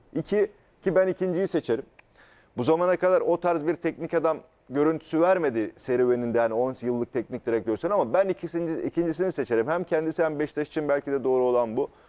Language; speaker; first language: Turkish; native; Turkish